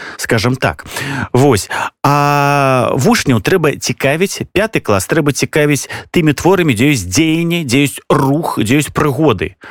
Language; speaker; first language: Belarusian; native; Belarusian